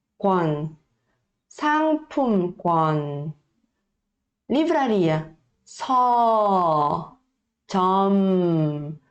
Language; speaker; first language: Korean; early bilingual, heritage; Korean